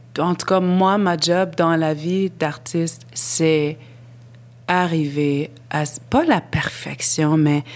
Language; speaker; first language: French; non-native, local second language; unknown